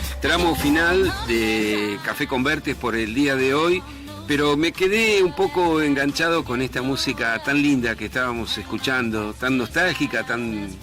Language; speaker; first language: Spanish; native; Spanish